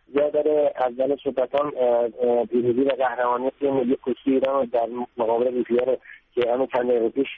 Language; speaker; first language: Persian; non-native, local second language; Azerbaijani